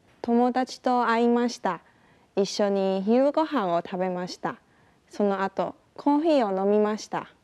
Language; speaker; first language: Japanese; non-native, fluent; Chinese